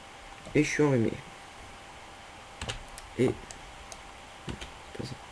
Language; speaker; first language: French; native; French